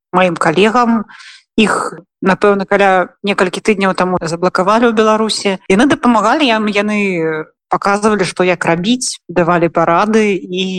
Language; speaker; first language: Belarusian; non-native, local second language; Russian